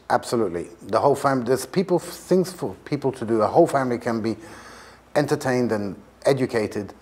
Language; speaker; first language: English; native; English